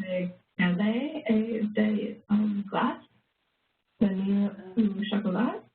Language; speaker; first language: French; non-native, learner; English